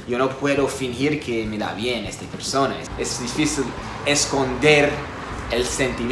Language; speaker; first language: Spanish; non-native, fluent; Portuguese